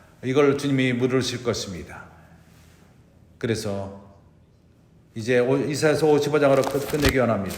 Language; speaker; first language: Korean; native; Korean